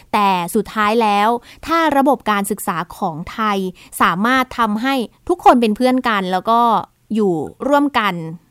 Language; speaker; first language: Thai; native; Thai